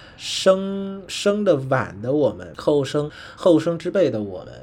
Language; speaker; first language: Chinese; non-native, fluent; Vietnamese